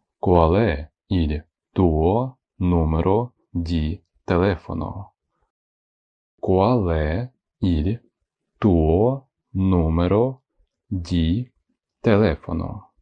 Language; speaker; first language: Italian; non-native, fluent; Ukrainian